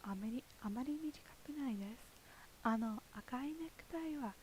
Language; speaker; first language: Japanese; non-native, learner; English